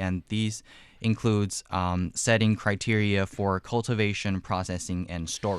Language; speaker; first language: English; non-native, fluent; Chinese